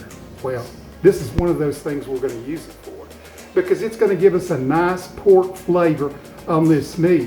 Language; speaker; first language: English; native; English